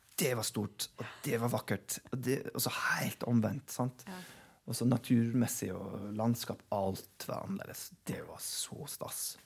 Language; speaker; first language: Norwegian; non-native, fluent; English